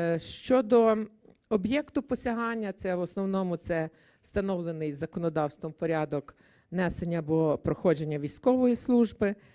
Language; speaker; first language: Ukrainian; native; Ukrainian